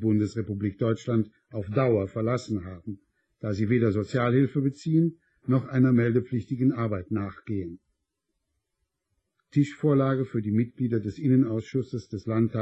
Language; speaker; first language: German; native; German